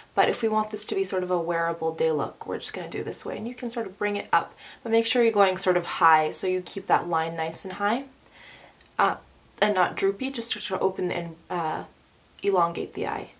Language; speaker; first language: English; early bilingual, other home language; Arabic